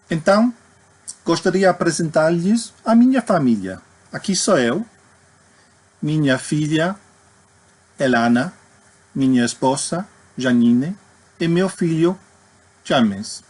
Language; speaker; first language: Portuguese; non-native, fluent; English